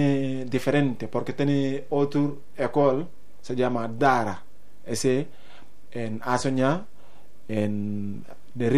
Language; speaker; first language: Spanish; non-native, learner; Wolof